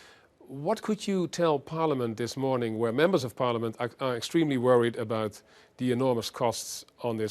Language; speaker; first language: English; non-native, fluent; Dutch